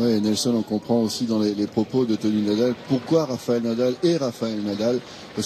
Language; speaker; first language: French; native; French